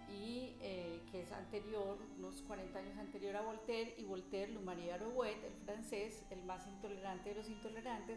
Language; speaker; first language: Spanish; native; Spanish